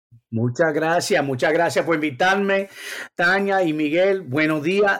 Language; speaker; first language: Spanish; early bilingual, other home language; English